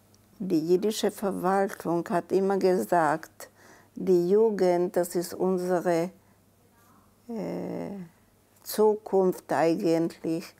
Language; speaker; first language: German; non-native, fluent; Czech